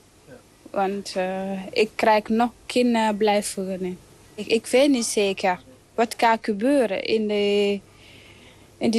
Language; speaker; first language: Dutch; non-native, learner; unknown